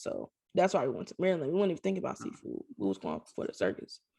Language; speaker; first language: English; native; English